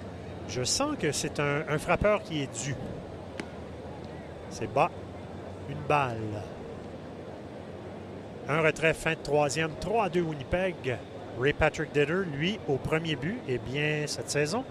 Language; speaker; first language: French; native; French